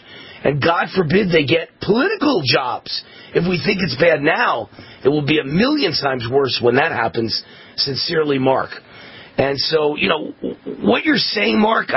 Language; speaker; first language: English; native; English